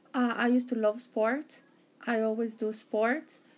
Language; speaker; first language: English; early bilingual, other home language; Spanish